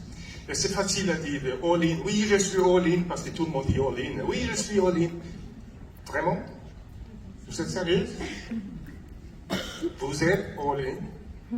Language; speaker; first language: French; non-native, fluent; English